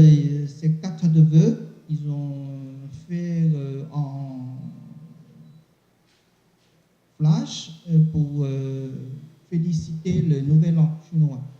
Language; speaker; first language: French; non-native, learner; Chinese